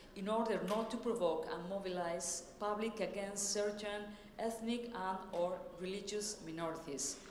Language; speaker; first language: English; non-native, fluent; Spanish